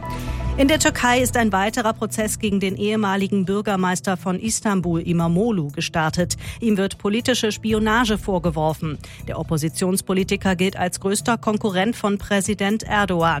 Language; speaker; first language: German; native; German